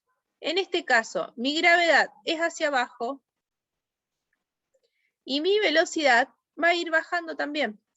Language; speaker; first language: Spanish; native; Spanish